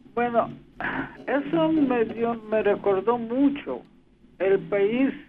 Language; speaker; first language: Spanish; early bilingual, other home language; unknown